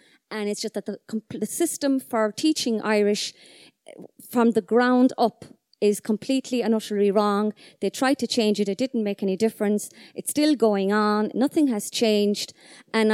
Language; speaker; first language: English; non-native, local second language; Irish